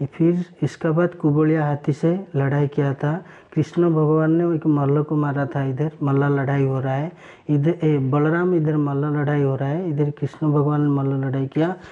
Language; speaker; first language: Hindi; non-native, local second language; Odia